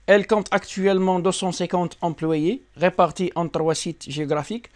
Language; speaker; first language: French; non-native, local second language; Arabic